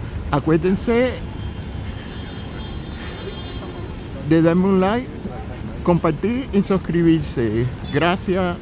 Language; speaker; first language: Spanish; early bilingual, heritage; Spanish